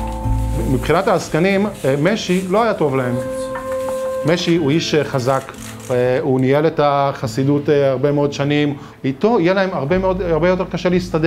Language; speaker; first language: Hebrew; native; Hebrew